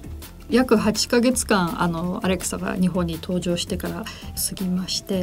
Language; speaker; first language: Japanese; native; Japanese